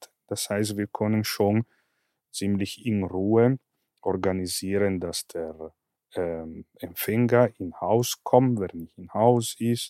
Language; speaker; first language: German; non-native, fluent; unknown